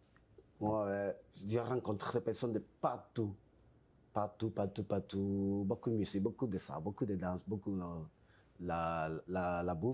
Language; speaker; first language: French; non-native, fluent; Spanish